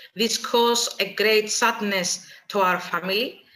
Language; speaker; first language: English; non-native, fluent; Greek